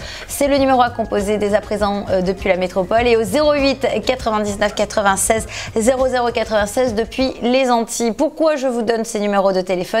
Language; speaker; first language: French; native; French